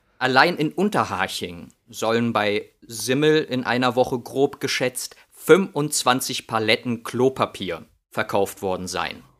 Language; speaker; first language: German; native; German